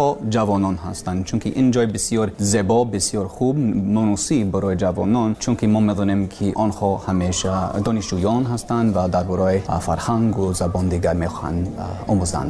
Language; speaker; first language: Persian; non-native, learner; English